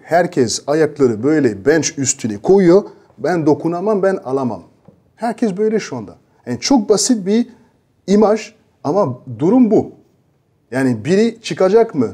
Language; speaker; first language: Turkish; non-native, fluent; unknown